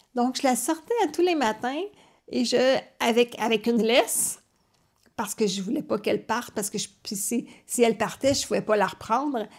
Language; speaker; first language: French; native; French